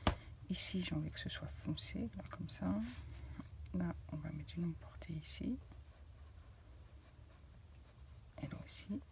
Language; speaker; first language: French; native; French